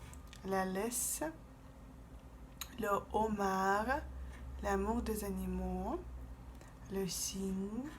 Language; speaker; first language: French; non-native, fluent; Russian